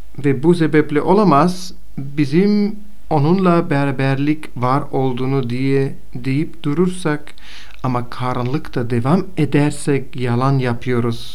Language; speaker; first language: Turkish; non-native, fluent; Bulgarian